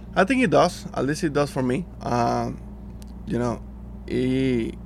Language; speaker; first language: English; non-native, fluent; Spanish